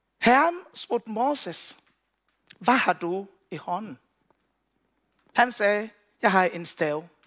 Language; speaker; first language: Danish; non-native, learner; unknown